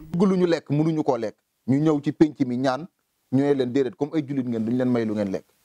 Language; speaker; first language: Wolof; native; Wolof